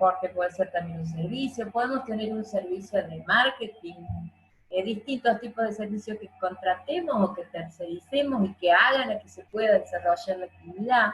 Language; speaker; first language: Spanish; native; Spanish